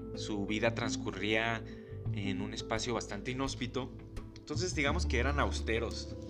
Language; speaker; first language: Spanish; native; Spanish